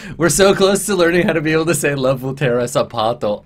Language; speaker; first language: English; native; English